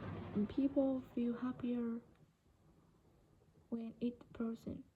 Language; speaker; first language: English; non-native, learner; Vietnamese